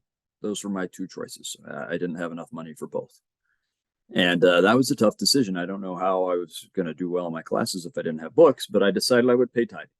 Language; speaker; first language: English; native; English